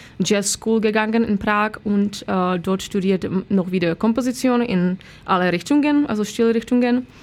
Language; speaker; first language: German; non-native, fluent; Slovak